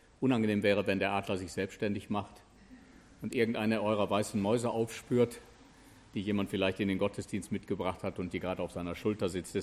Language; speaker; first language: German; native; German